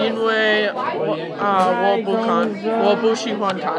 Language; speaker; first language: Chinese; non-native, learner; English